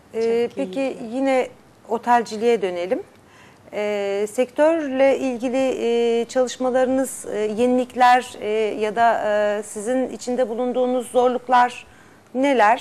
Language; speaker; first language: Turkish; native; Turkish